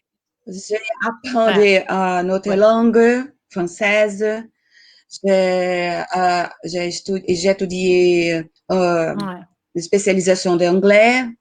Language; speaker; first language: French; non-native, learner; Portuguese